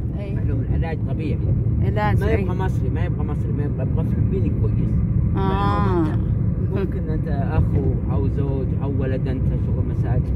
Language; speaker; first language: Arabic; non-native, learner; Filipino